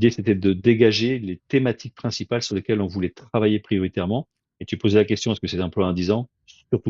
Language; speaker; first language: French; native; French